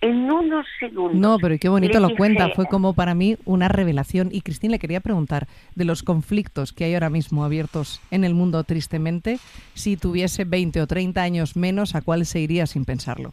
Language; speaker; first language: Spanish; native; Spanish